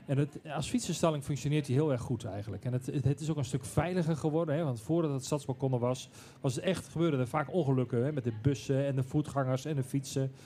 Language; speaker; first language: Dutch; native; Dutch